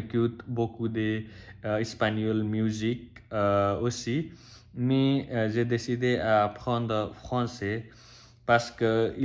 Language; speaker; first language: French; non-native, learner; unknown